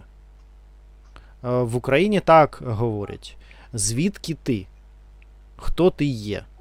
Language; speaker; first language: Ukrainian; non-native, learner; Russian